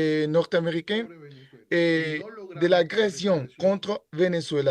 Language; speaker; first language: French; non-native, learner; Spanish